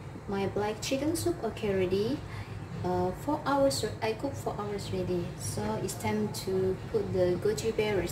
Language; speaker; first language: English; non-native, learner; Indonesian